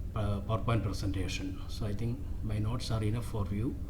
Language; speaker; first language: English; non-native, local second language; Malayalam